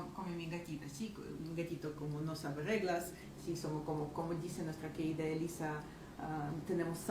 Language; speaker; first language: Spanish; non-native, fluent; Ukrainian